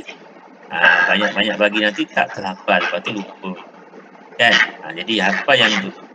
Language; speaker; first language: Malay; native; Malay